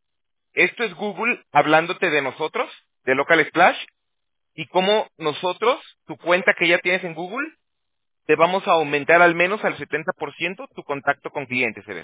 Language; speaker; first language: Spanish; native; Spanish